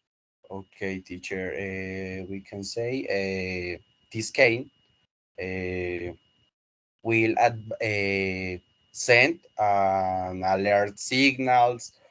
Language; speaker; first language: English; non-native, learner; Spanish